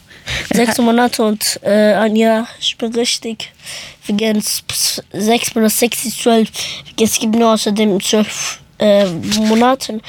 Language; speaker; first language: German; early bilingual, other home language; Persian